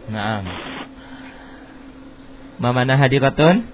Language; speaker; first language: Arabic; non-native, fluent; Indonesian